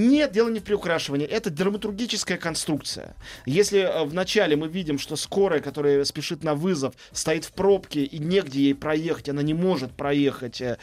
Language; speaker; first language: Russian; native; Russian